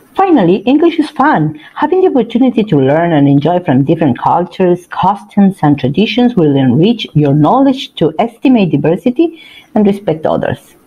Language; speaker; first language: English; non-native, fluent; Spanish